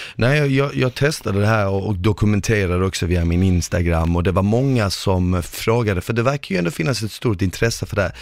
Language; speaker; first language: Swedish; early bilingual, other home language; Bosnian